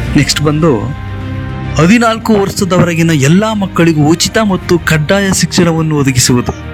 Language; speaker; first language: Kannada; native; Kannada